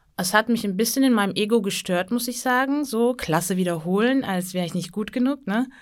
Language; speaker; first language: German; early bilingual, other home language; Turkish